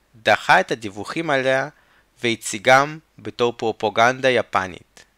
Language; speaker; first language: Hebrew; non-native, fluent; Russian